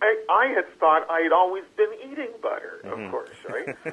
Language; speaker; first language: English; native; English